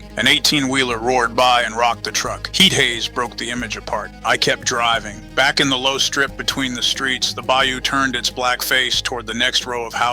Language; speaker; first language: English; native; English